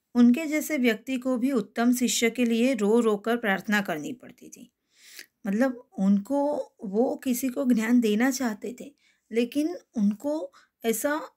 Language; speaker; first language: Hindi; non-native, local second language; Gujarati